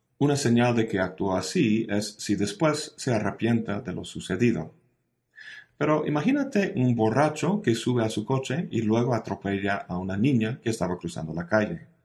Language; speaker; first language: Spanish; non-native, fluent; English